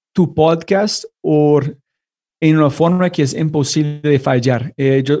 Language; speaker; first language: Spanish; non-native, fluent; English